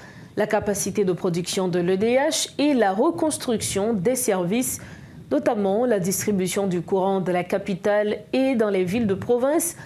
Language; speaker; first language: French; non-native, local second language; Haitian Creole